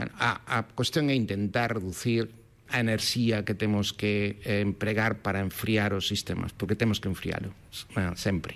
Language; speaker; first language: Galician; non-native, local second language; Spanish